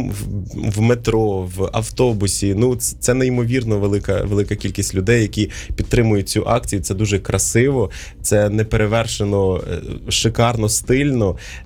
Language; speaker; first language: Ukrainian; native; Ukrainian